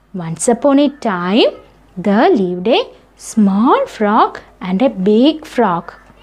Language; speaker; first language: English; non-native, local second language; Malayalam